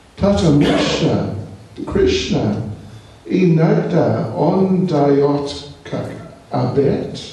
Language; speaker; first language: Russian; non-native, learner; English